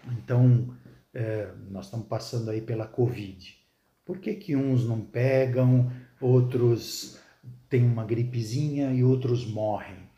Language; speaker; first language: Portuguese; early bilingual, other home language; Arabic